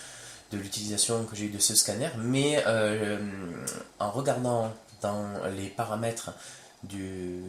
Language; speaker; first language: French; native; French